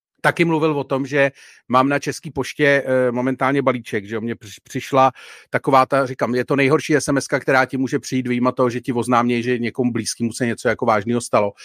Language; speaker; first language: Czech; native; Czech